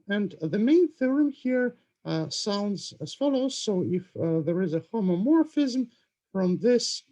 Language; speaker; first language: English; non-native, fluent; Russian